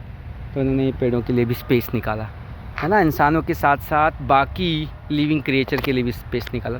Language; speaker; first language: Hindi; native; Hindi